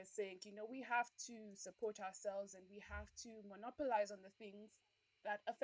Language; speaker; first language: English; non-native, local second language; Ganda